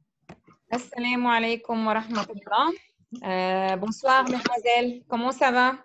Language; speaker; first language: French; non-native, fluent; Arabic